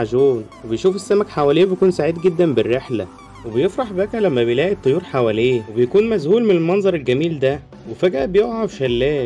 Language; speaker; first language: Arabic; native; Arabic